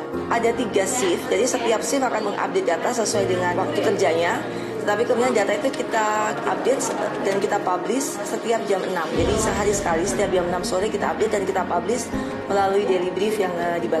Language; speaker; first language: Indonesian; native; Indonesian